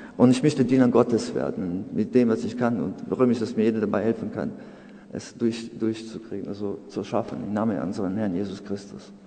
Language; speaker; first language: German; non-native, fluent; Serbian